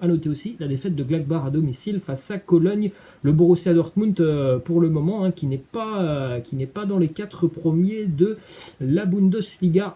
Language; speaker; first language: French; native; French